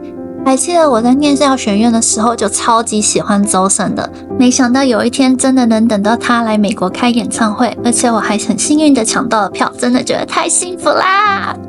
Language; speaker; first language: Chinese; native; Chinese